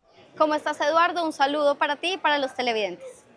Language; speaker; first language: Spanish; native; Spanish